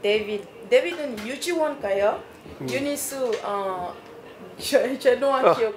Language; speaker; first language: Korean; non-native, learner; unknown